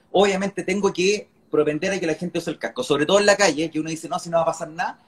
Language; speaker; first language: Spanish; native; Spanish